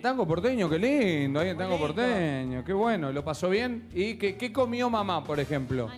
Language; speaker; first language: Spanish; native; Spanish